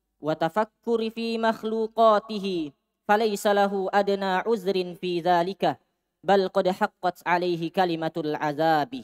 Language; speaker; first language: Arabic; non-native, learner; Indonesian